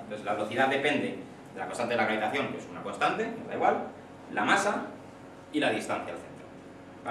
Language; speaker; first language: Spanish; native; Spanish